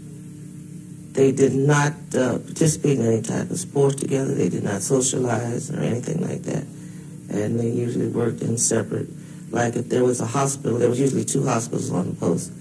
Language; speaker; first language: English; native; English